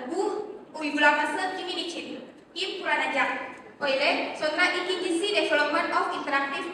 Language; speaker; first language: Turkish; non-native, learner; Indonesian